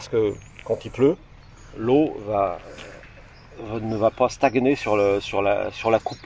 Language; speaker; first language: French; native; French